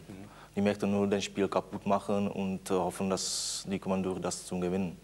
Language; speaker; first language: German; non-native, fluent; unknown